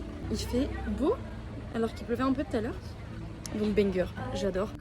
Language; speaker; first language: French; native; French